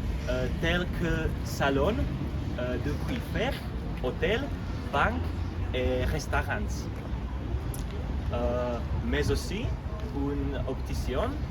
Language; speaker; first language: French; non-native, learner; Czech